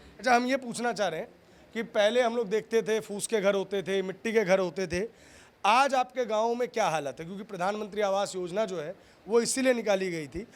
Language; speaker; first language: Hindi; native; Hindi